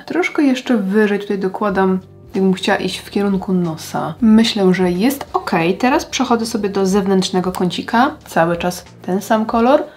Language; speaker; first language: Polish; native; Polish